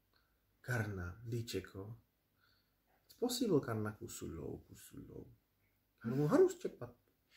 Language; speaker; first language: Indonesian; non-native, learner; Czech